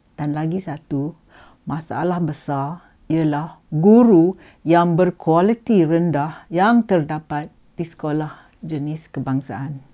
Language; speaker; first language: Malay; native; Malay